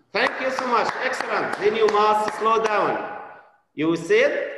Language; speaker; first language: English; non-native, fluent; Arabic